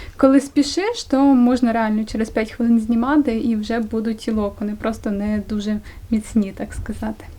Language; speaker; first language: Ukrainian; non-native, local second language; Russian